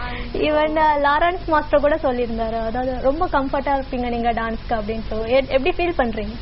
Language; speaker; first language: Tamil; native; Tamil